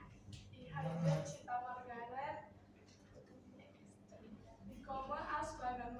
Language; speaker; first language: German; non-native, learner; Indonesian